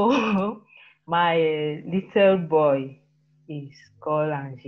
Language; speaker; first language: English; non-native, learner; French